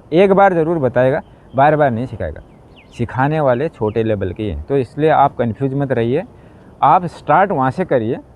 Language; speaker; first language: Hindi; native; Hindi